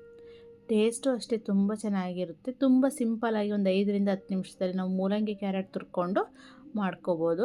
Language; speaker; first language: Kannada; native; Kannada